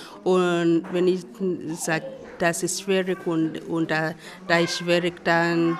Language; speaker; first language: German; non-native, learner; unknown